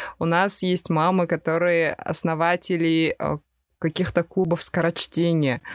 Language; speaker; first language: Russian; native; Russian